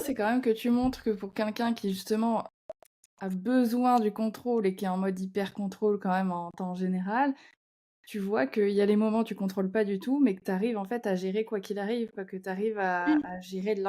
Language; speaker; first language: French; native; French